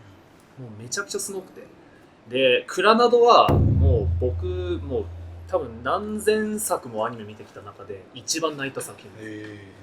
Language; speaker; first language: Japanese; early bilingual, heritage; Japanese